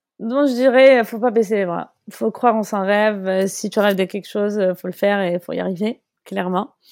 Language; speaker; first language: French; non-native, local second language; Arabic